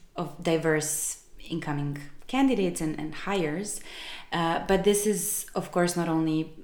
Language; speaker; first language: English; non-native, fluent; Serbian